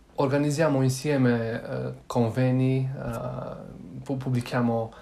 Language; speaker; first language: Italian; non-native, learner; Romanian